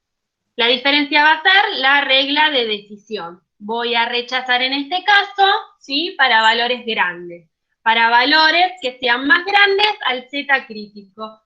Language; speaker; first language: Spanish; native; Spanish